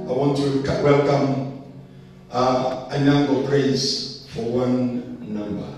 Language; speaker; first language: English; non-native, local second language; Swahili